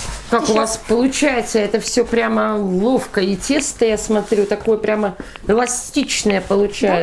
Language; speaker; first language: Russian; native; Russian